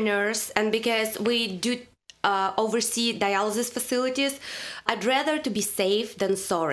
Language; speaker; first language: English; non-native, fluent; Russian